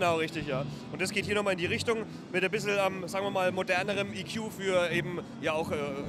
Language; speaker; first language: German; native; German